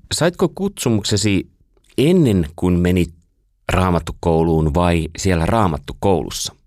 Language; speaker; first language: Finnish; native; Finnish